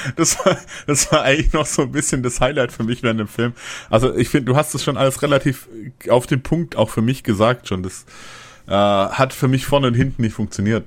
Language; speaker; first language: German; native; German